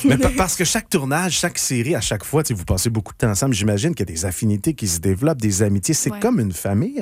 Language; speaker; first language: French; native; French